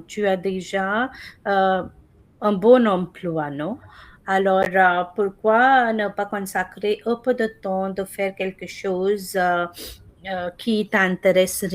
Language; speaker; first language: French; non-native, fluent; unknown